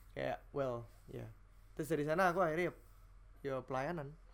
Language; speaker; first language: Indonesian; native; Indonesian